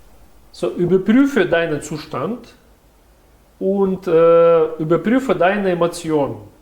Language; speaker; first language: German; non-native, learner; Russian